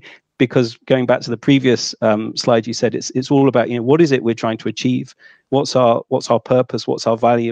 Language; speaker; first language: English; native; English